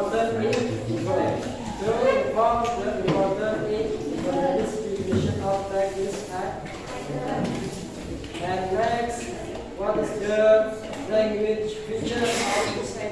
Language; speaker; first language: English; non-native, learner; Indonesian